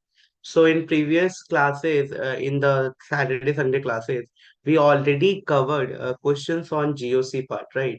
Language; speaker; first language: English; non-native, local second language; Hindi